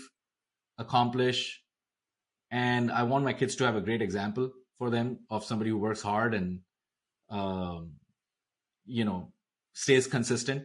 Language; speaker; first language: English; non-native, local second language; Hindi